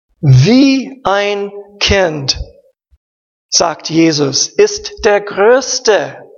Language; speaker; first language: German; non-native, learner; English